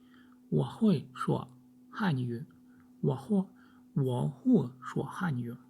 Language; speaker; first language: Chinese; non-native, learner; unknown